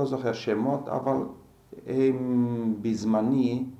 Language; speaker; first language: Hebrew; non-native, fluent; Slovak